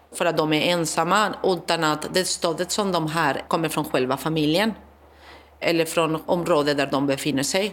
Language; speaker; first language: Swedish; non-native, fluent; Spanish